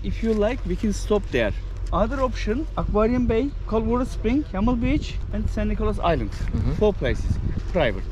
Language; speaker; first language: English; non-native, learner; Turkish